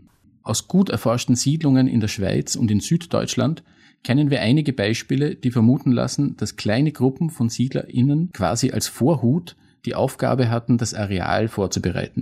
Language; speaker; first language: German; native; German